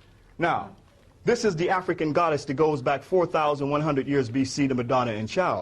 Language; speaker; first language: English; native; English